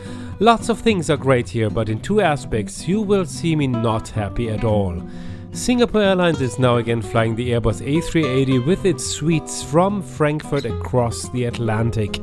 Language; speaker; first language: English; non-native, fluent; German